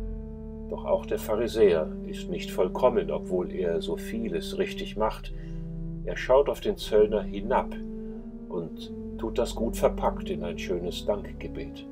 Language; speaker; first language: German; native; German